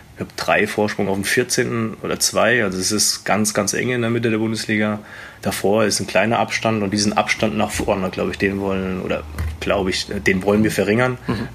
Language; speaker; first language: German; native; German